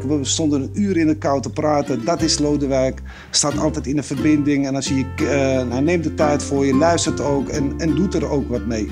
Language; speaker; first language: Dutch; non-native, local second language; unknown